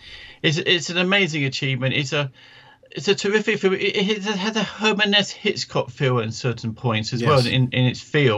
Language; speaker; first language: English; native; English